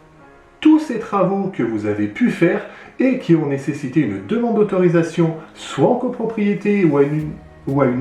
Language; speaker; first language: French; native; French